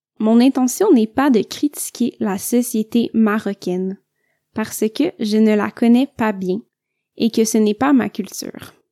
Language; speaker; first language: French; native; French